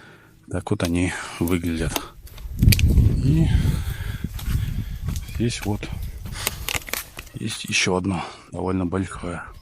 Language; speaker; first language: Russian; native; Russian